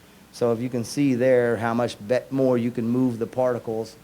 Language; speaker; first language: English; native; English